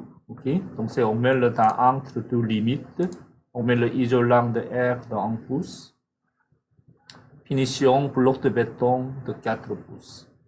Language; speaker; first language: French; non-native, fluent; Korean